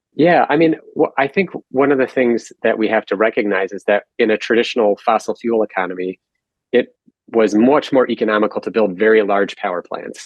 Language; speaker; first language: English; native; English